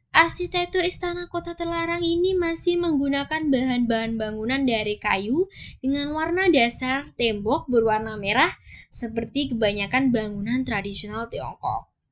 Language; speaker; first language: Indonesian; native; Indonesian